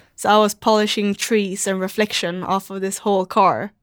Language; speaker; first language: English; non-native, fluent; Swedish